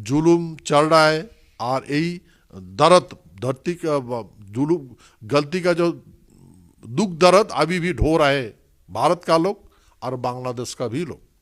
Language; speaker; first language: Hindi; non-native, local second language; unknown